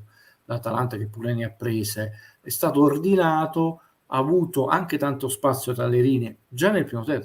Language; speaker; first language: Italian; native; Italian